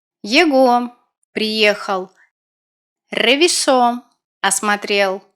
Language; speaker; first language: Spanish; non-native, fluent; Russian